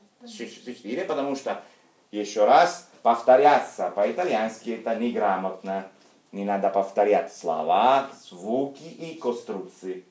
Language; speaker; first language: Russian; non-native, fluent; Italian